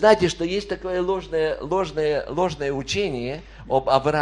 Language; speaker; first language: Polish; non-native, learner; Russian